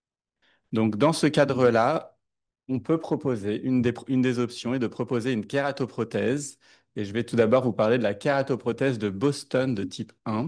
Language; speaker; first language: French; native; French